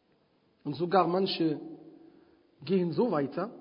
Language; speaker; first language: German; non-native, fluent; Arabic